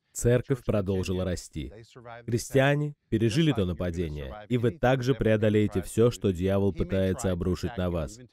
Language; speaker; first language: Russian; non-native, fluent; English